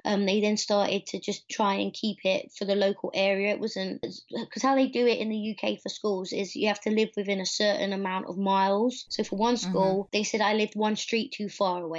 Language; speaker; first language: English; native; English